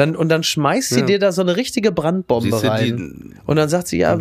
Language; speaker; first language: German; native; German